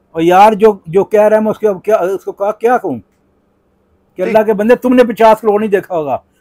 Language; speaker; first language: Urdu; native; Urdu